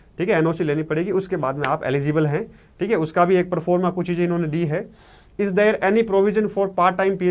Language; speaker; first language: Hindi; native; Hindi